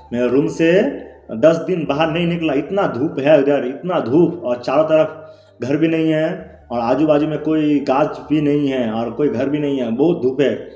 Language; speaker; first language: Hindi; non-native, local second language; Bangla